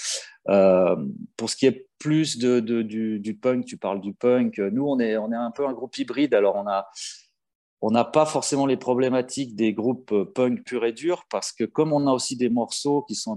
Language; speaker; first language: French; native; French